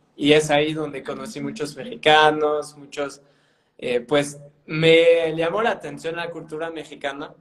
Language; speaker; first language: Spanish; non-native, fluent; French